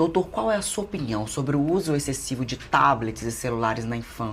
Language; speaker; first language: Portuguese; native; Portuguese